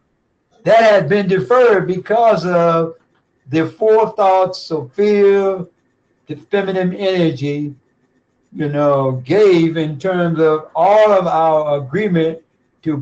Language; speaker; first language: English; native; English